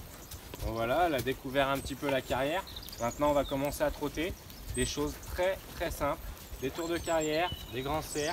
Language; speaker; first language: French; native; French